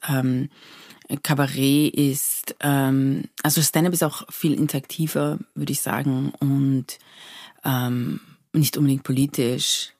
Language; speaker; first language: German; early bilingual, other home language; Persian